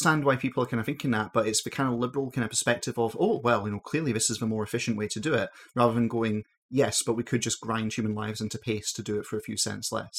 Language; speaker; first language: English; native; English